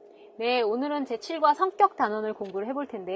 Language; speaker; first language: Korean; native; Korean